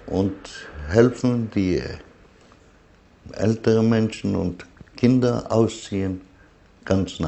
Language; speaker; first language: German; non-native, learner; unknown